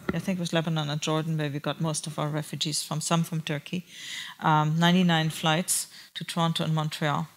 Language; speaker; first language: English; non-native, fluent; German